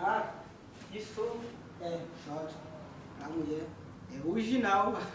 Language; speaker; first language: Portuguese; non-native, learner; Haitian Creole